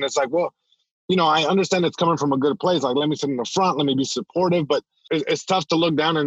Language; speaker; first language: English; early bilingual, other home language; Spanish